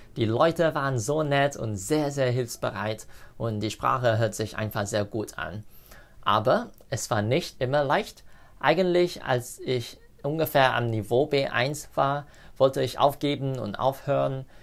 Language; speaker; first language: English; non-native, local second language; Cantonese